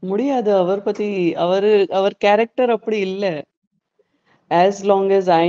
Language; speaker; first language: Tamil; non-native, fluent; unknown